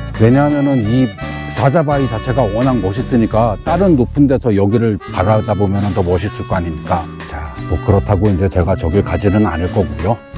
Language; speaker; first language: Korean; native; Korean